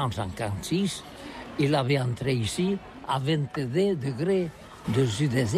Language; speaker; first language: French; non-native, learner; Catalan